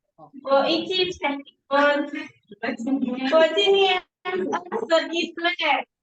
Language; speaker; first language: Chinese; non-native, learner; Indonesian